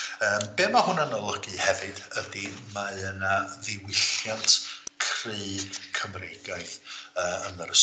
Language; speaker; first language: Welsh; native; Welsh